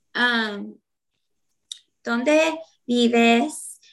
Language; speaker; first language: Spanish; non-native, learner; English